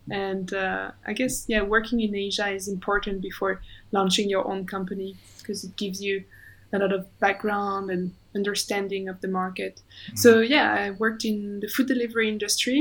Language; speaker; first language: English; non-native, fluent; French